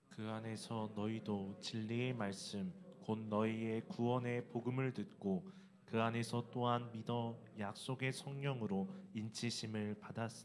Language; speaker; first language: Korean; native; Korean